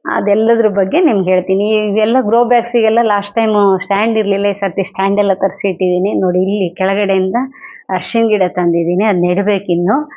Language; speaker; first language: Kannada; non-native, local second language; Telugu